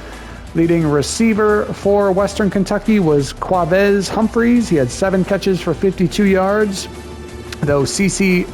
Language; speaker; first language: English; native; English